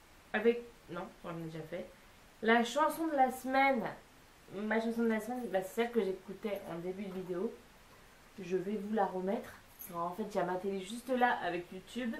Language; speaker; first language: French; native; French